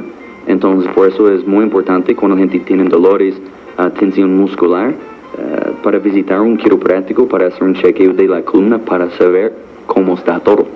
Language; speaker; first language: Spanish; non-native, learner; English